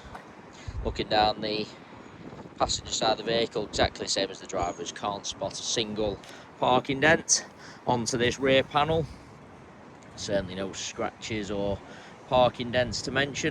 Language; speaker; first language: English; native; English